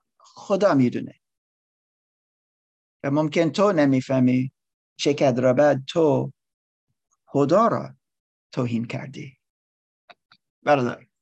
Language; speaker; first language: Persian; non-native, learner; English